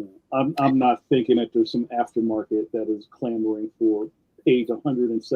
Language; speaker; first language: English; native; English